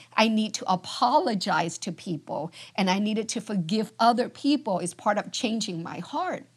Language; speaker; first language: English; early bilingual, other home language; Vietnamese